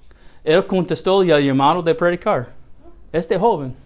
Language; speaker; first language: Spanish; non-native, learner; English